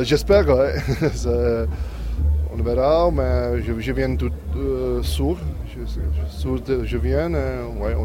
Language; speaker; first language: French; non-native, learner; Czech